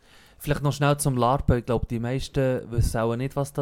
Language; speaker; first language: German; native; German